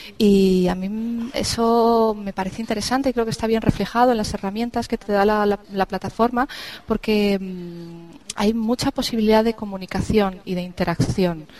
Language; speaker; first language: Spanish; native; Spanish